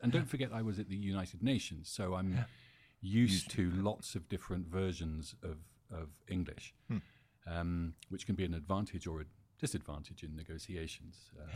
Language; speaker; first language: English; native; English